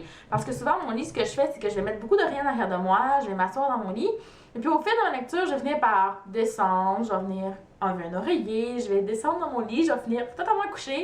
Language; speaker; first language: French; native; French